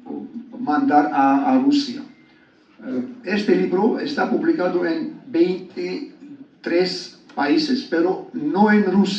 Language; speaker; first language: Spanish; non-native, learner; Georgian